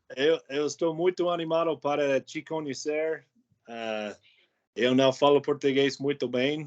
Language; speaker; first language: Portuguese; non-native, learner; English